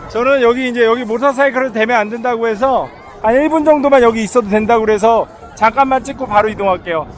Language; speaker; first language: Korean; native; Korean